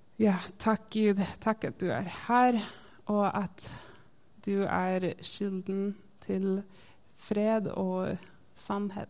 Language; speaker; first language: Norwegian; non-native, fluent; English